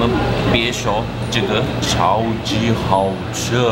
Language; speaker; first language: Chinese; non-native, fluent; Turkish